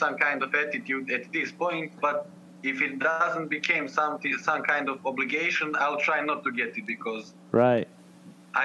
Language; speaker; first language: English; non-native, fluent; Serbian